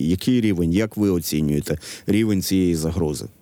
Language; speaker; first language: Ukrainian; native; Ukrainian